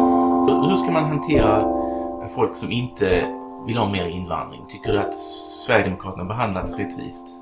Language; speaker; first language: Swedish; native; Swedish